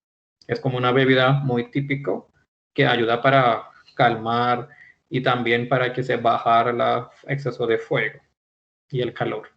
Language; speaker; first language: Spanish; non-native, fluent; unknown